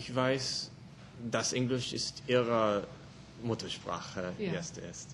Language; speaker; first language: German; non-native, learner; English